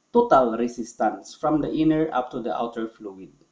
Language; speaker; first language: English; non-native, local second language; Filipino